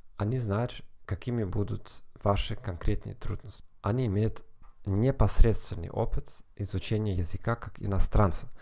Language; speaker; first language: Russian; non-native, learner; German